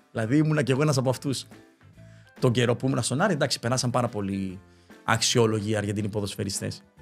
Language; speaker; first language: Greek; early bilingual, other home language; Spanish